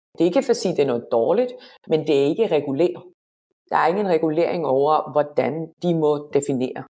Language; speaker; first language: Danish; non-native, fluent; Finnish